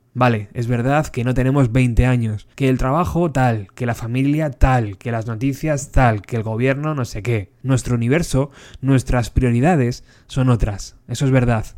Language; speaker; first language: Spanish; native; Spanish